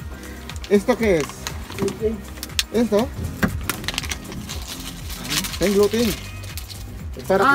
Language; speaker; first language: Spanish; non-native, learner; Filipino